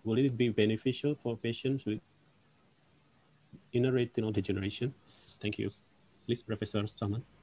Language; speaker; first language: English; non-native, local second language; Indonesian